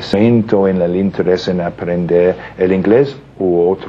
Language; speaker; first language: Spanish; non-native, fluent; English